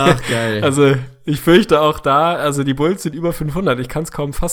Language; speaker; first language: German; native; German